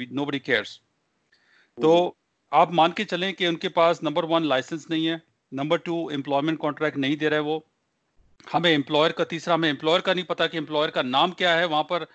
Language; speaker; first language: Hindi; non-native, local second language; Punjabi